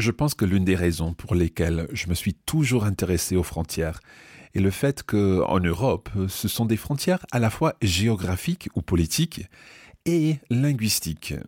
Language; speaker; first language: French; non-native, fluent; English